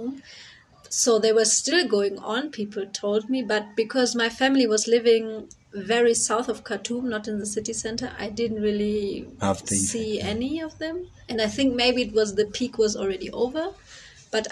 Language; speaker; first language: English; non-native, fluent; German